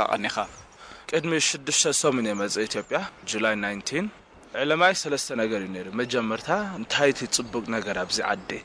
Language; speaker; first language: Tigrinya; early bilingual, heritage; Tigrinya